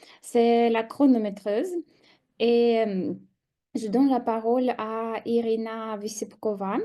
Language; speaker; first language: French; non-native, fluent; Russian